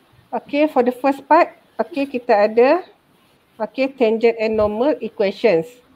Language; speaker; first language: English; non-native, local second language; Malay